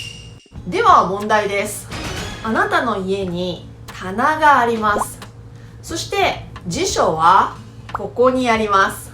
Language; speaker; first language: Japanese; native; Japanese